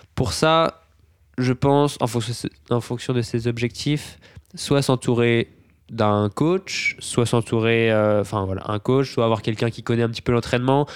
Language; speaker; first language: French; native; French